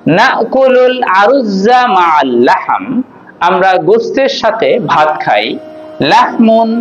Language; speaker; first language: Bangla; native; Bangla